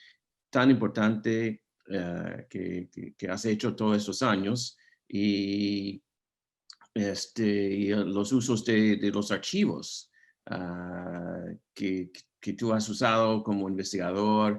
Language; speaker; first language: Spanish; non-native, fluent; English